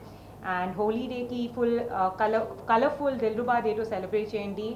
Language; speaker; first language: Telugu; non-native, learner; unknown